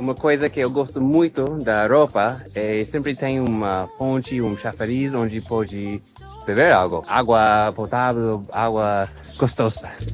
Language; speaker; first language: Portuguese; non-native, fluent; English